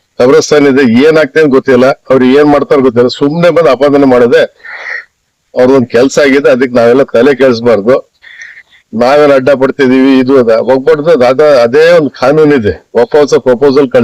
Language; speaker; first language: Kannada; non-native, local second language; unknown